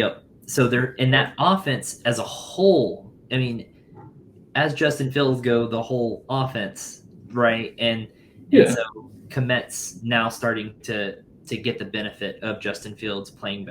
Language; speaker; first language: English; native; English